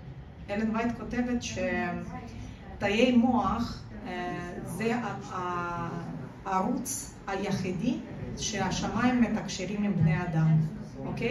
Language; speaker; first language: Hebrew; non-native, fluent; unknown